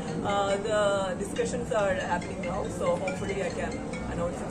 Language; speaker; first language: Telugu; non-native, learner; Malayalam